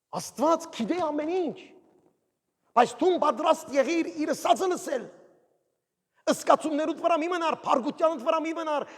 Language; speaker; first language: Armenian; early bilingual, heritage; Armenian